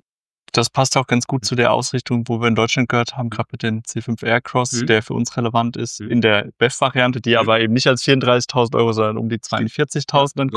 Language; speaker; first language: German; native; German